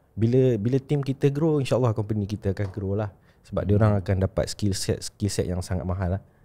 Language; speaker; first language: Malay; native; Malay